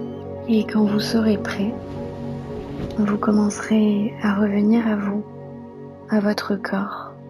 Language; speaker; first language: French; native; French